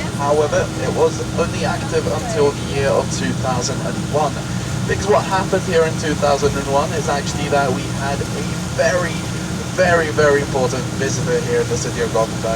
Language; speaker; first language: English; non-native, fluent; Swedish